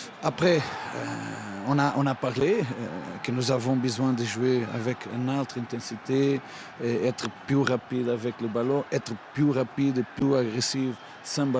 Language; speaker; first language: French; non-native, fluent; Portuguese